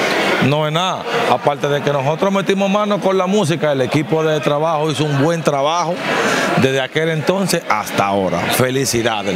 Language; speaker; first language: Spanish; native; Spanish